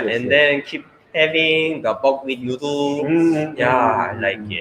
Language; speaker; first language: English; non-native, learner; Korean